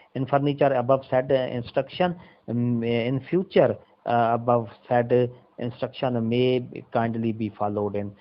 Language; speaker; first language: English; non-native, local second language; Urdu